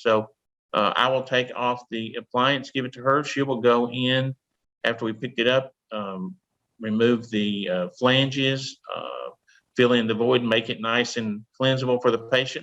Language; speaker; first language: English; native; English